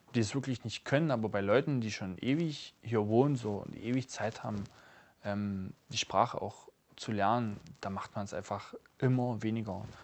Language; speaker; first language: German; non-native, local second language; Upper Sorbian